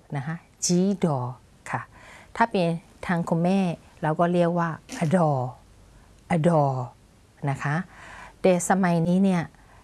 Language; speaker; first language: Thai; non-native, fluent; Burmese